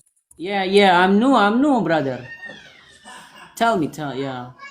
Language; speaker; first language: English; non-native, learner; Cebuano